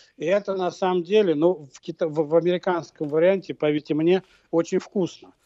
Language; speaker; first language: Russian; native; Russian